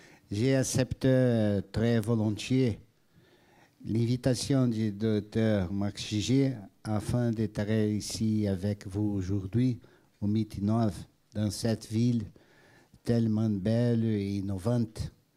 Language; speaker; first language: French; non-native, learner; Portuguese